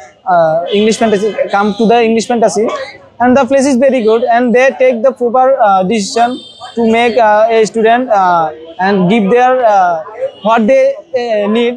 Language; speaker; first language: English; non-native, learner; Bangla